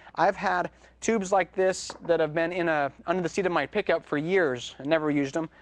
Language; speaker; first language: English; native; English